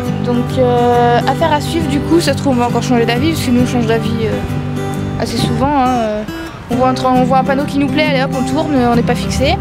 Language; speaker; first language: French; native; French